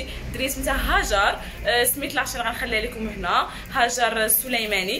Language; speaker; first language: Arabic; native; Arabic